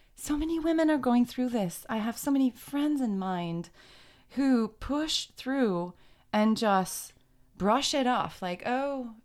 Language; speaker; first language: English; native; English